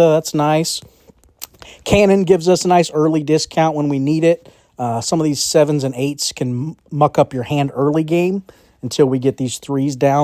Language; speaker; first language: English; native; English